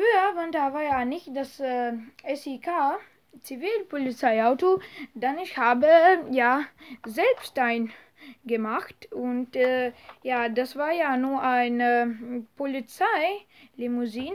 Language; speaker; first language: German; non-native, learner; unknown